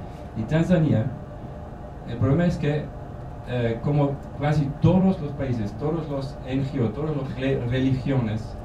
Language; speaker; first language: Spanish; non-native, learner; German